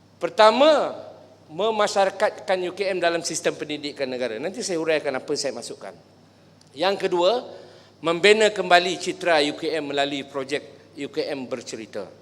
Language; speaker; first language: Malay; native; Malay